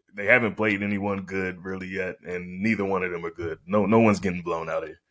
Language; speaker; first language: English; native; English